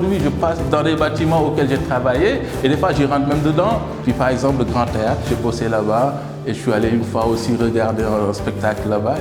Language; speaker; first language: French; native; French